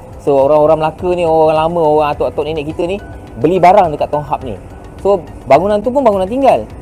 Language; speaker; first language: Malay; native; Malay